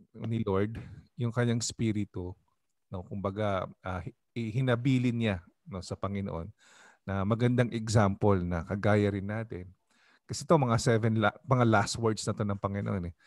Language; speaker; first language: Filipino; native; Filipino